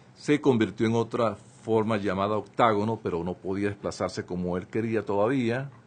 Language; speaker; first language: Spanish; native; Spanish